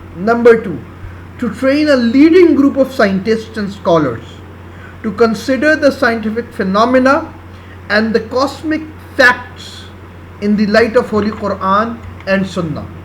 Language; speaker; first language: English; non-native, local second language; Urdu